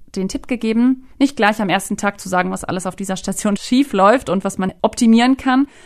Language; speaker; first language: German; native; German